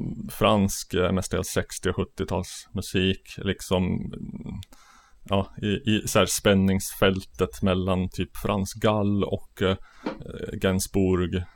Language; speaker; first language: Swedish; native; Swedish